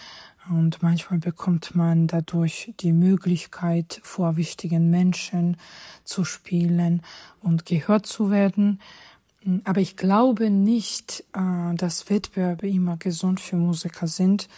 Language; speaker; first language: German; non-native, fluent; Georgian